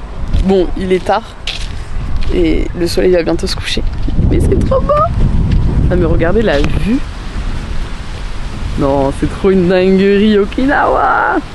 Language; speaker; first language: French; native; French